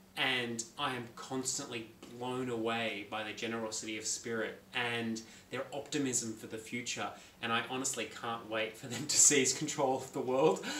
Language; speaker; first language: English; native; English